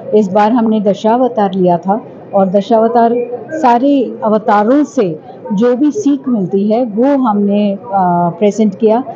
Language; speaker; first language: Hindi; non-native, local second language; Tamil